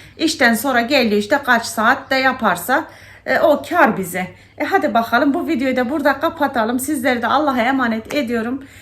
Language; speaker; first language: Turkish; early bilingual, heritage; Turkish